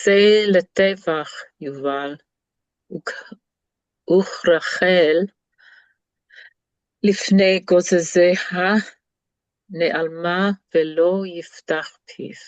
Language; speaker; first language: Hebrew; non-native, learner; English